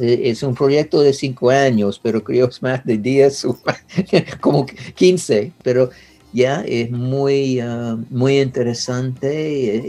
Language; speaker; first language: Spanish; non-native, learner; English